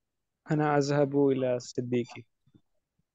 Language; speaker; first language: Arabic; non-native, learner; Urdu